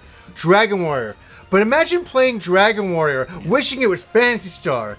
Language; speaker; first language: English; native; English